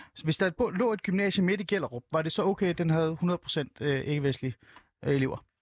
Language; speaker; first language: Danish; early bilingual, other home language; Persian